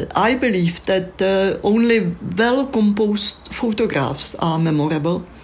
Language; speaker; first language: English; non-native, fluent; Czech